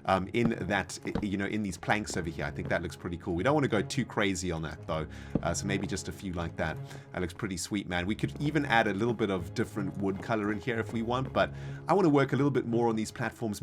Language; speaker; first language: English; native; English